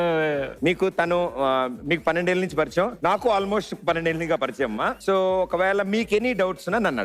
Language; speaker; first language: Telugu; native; Telugu